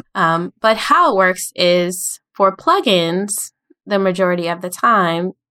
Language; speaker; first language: English; native; English